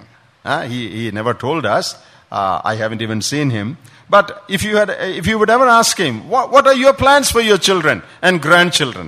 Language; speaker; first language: English; non-native, local second language; Malayalam